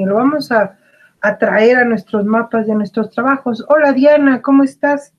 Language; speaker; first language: Spanish; native; Spanish